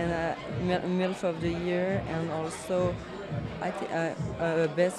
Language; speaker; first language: English; non-native, fluent; French